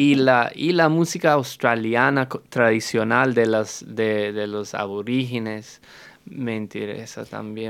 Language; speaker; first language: Spanish; non-native, fluent; English